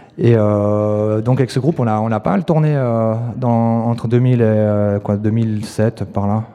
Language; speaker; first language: French; native; French